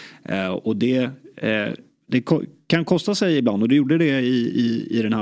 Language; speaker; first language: Swedish; native; Swedish